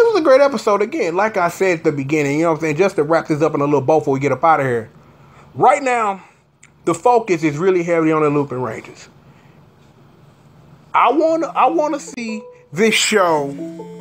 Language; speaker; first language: English; native; English